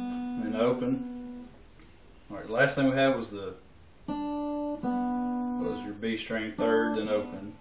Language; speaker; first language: English; native; English